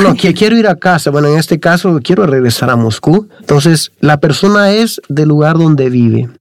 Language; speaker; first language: Spanish; native; Spanish